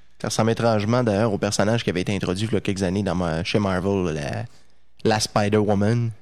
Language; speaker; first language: French; native; French